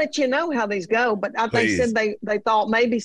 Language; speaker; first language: English; native; English